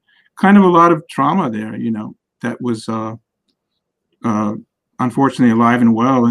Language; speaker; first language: English; native; English